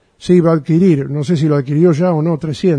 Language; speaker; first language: Spanish; native; Spanish